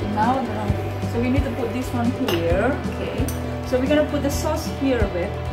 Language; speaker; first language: English; non-native, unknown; Indonesian